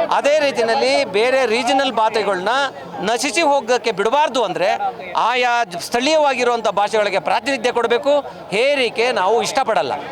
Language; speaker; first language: Kannada; native; Kannada